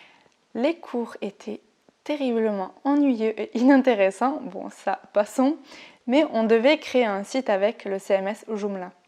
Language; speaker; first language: French; native; French